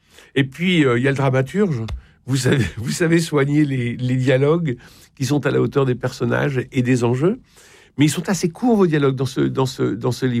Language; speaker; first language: French; native; French